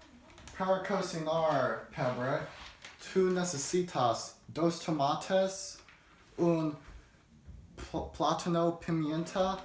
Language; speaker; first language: Spanish; non-native, learner; English